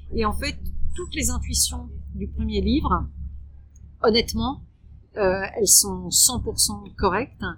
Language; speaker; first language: French; early bilingual, heritage; French